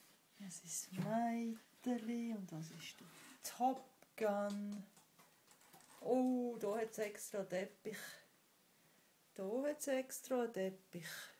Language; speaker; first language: German; native; German